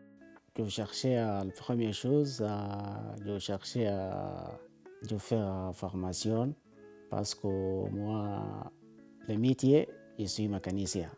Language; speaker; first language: French; non-native, learner; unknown